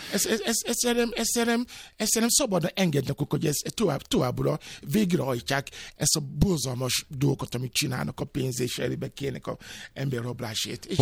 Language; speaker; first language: Hungarian; non-native, learner; Yoruba